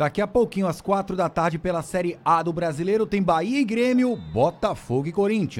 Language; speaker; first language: Portuguese; native; Portuguese